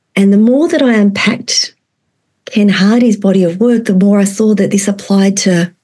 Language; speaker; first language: English; native; English